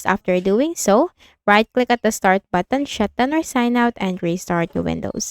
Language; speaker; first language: English; non-native, local second language; Filipino